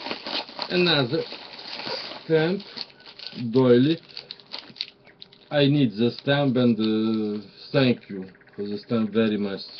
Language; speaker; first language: English; non-native, learner; Russian